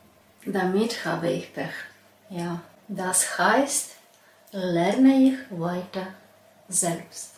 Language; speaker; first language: German; non-native, learner; Russian